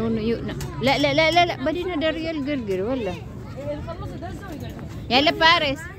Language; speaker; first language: Arabic; non-native, learner; Filipino